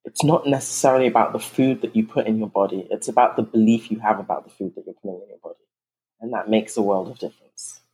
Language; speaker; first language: English; native; English